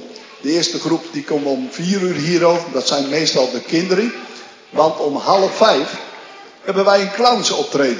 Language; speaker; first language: Dutch; native; Dutch